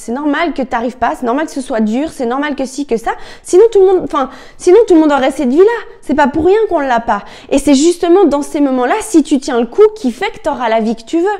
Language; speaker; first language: French; native; French